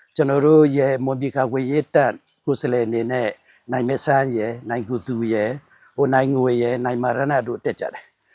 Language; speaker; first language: Burmese; non-native, local second language; Mon